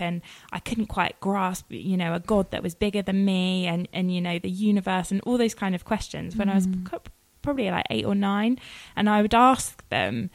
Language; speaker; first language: English; native; English